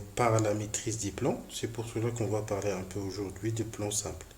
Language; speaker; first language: French; non-native, local second language; Arabic